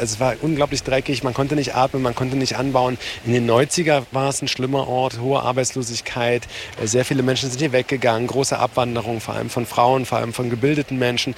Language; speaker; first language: German; native; German